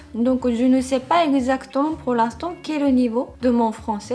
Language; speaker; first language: French; non-native, fluent; Japanese